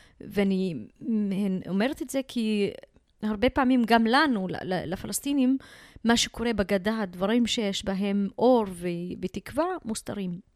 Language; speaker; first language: Hebrew; non-native, local second language; Arabic